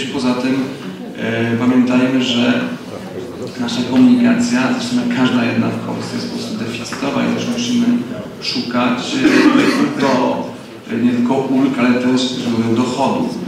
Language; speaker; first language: Polish; native; Polish